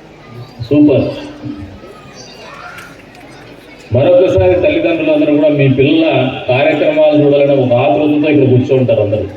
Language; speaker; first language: Telugu; native; Telugu